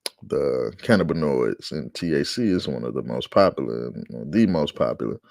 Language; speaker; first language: English; native; English